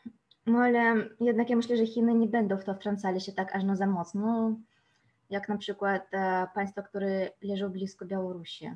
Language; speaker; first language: Polish; non-native, fluent; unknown